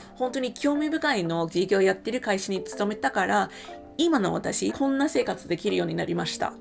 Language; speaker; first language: Japanese; non-native, fluent; English